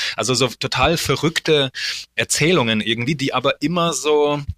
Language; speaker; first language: German; early bilingual, other home language; Polish